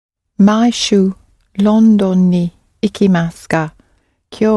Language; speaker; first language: Japanese; non-native, learner; English